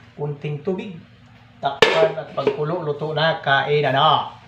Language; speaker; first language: Filipino; non-native, local second language; Cebuano